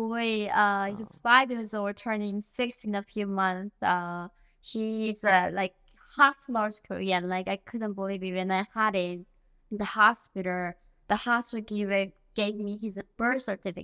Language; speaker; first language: English; non-native, fluent; Korean